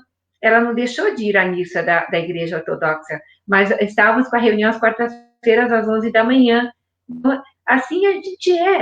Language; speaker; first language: Portuguese; native; Portuguese